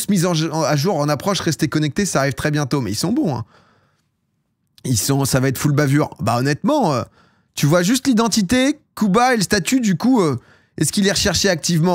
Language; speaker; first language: French; native; French